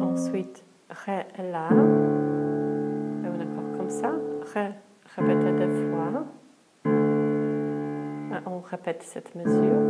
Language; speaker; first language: French; non-native, fluent; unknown